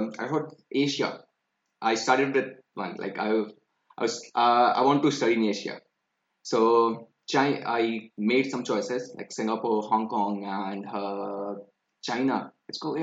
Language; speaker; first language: English; non-native, local second language; Hindi